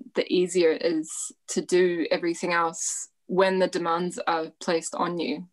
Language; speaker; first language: English; native; English